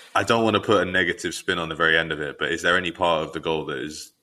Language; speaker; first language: English; native; English